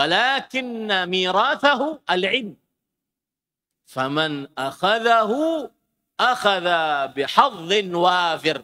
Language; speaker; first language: Arabic; non-native, fluent; Indonesian